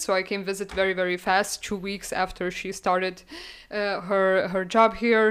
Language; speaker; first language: English; non-native, fluent; Lithuanian